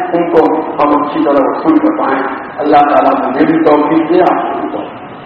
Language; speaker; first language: Urdu; native; Urdu